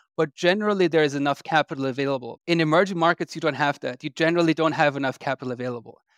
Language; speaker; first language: English; non-native, fluent; German